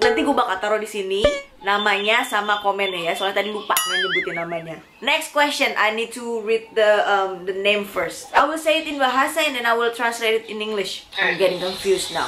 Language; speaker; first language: English; non-native, fluent; Indonesian